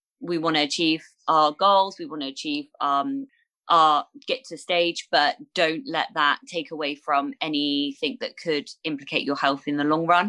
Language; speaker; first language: English; native; English